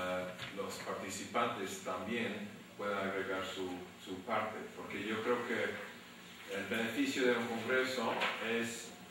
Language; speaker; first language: Spanish; non-native, fluent; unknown